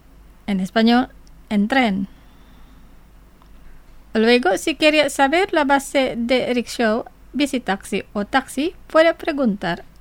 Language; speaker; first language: Spanish; non-native, fluent; Indonesian